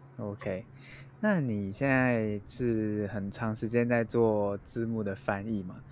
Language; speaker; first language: Chinese; native; Chinese